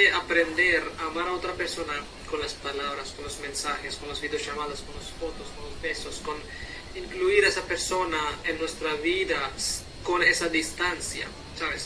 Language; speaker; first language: Spanish; non-native, fluent; Hindi